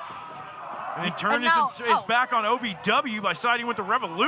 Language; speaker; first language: English; native; English